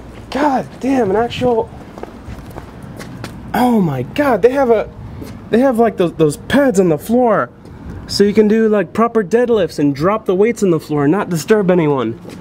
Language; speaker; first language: English; native; English